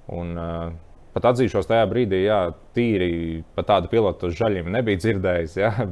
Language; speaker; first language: Latvian; native; Latvian